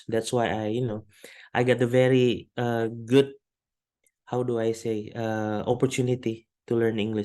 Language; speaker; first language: English; non-native, fluent; Indonesian